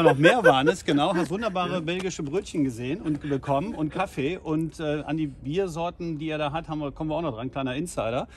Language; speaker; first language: German; native; German